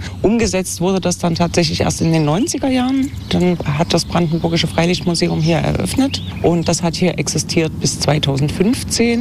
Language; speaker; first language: German; native; German